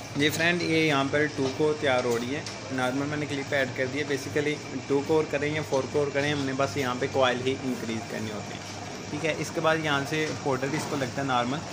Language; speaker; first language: Urdu; non-native, local second language; Punjabi